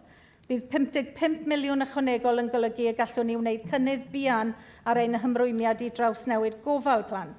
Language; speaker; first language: Welsh; native; Welsh